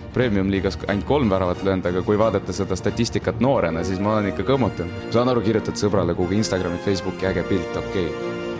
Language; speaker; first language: Estonian; non-native, local second language; Russian